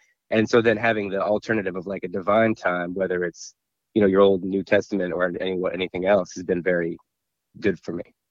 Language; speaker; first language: English; native; English